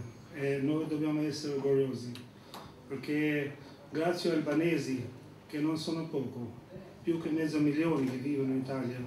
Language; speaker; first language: Italian; non-native, fluent; Albanian